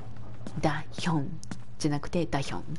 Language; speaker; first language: Japanese; native; Japanese